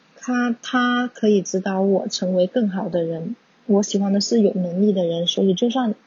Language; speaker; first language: Chinese; non-native, local second language; Cantonese